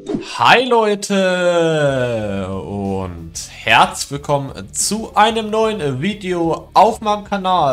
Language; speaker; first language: German; native; German